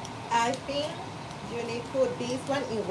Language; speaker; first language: English; non-native, learner; Spanish